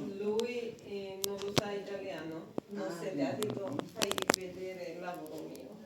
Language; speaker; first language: Italian; non-native, local second language; Georgian